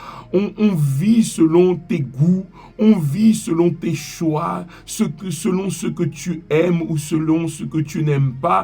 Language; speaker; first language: French; native; French